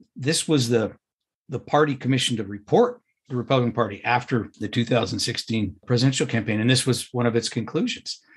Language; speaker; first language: English; native; English